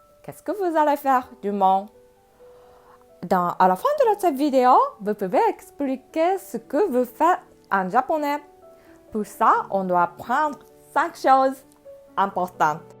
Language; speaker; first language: French; non-native, fluent; Japanese